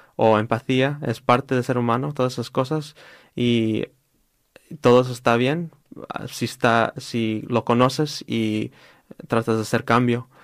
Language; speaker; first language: Spanish; early bilingual, heritage; Spanish